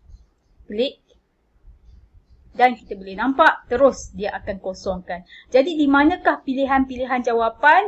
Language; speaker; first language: Malay; native; Malay